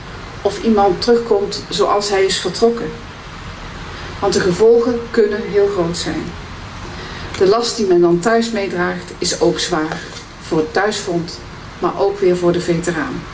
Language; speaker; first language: Dutch; native; Dutch